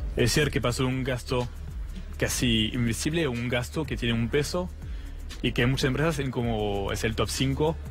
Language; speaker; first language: Spanish; non-native, fluent; French